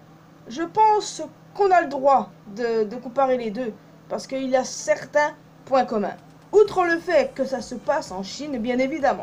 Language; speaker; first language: French; native; French